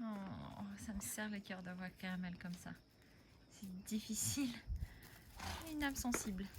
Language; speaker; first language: French; native; French